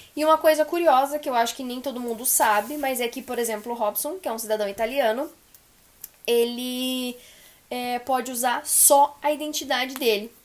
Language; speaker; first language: Portuguese; native; Portuguese